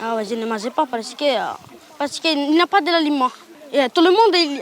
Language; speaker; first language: French; non-native, learner; Malagasy